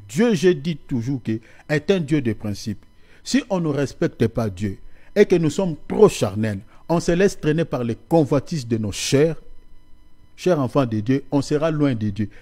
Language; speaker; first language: French; non-native, local second language; Lingala